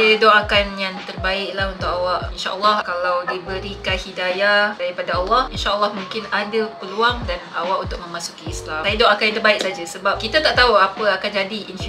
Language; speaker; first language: Malay; native; Malay